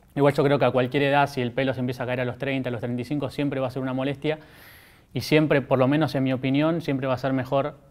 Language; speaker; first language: Spanish; native; Spanish